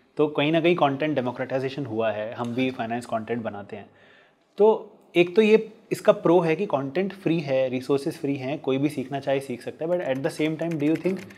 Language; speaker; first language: Hindi; native; Hindi